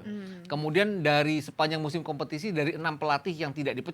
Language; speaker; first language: Indonesian; native; Indonesian